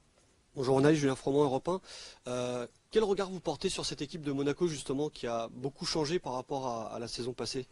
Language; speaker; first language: French; native; French